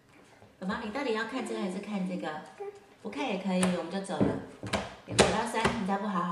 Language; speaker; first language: Chinese; native; Chinese